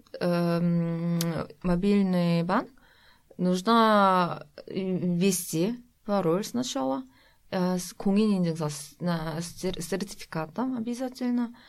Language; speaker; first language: Russian; non-native, fluent; Korean